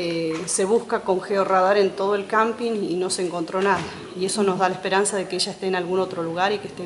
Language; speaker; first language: Spanish; native; Spanish